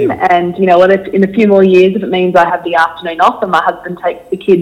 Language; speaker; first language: English; native; English